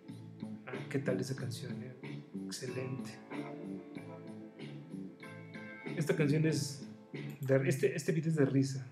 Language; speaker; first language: Spanish; native; Spanish